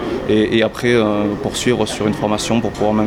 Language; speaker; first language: French; native; French